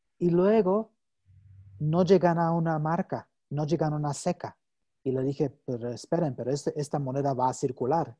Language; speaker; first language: Spanish; non-native, fluent; English